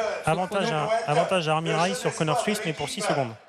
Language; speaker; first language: French; native; French